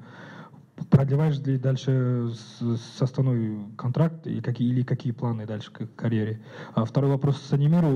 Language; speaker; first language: Russian; native; Russian